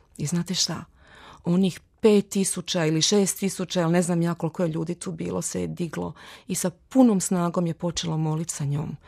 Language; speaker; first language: Croatian; early bilingual, heritage; Croatian